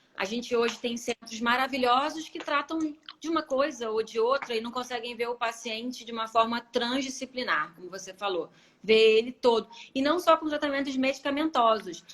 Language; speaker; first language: Portuguese; native; Portuguese